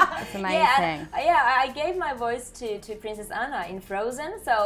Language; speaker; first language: English; non-native, fluent; Finnish